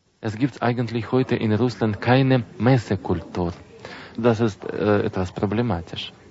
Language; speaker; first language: German; non-native, learner; Russian